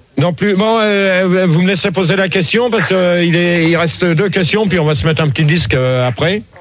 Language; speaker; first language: French; native; French